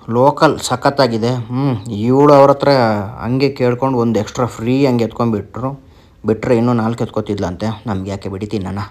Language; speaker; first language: Kannada; non-native, local second language; Tulu